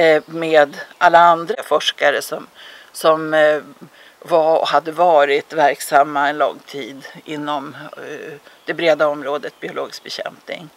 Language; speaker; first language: Swedish; native; Swedish